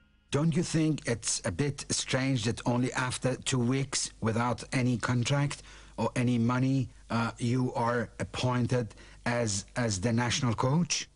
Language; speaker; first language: English; non-native, fluent; Persian